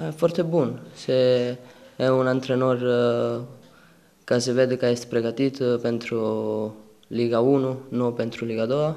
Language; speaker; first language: Romanian; non-native, learner; Italian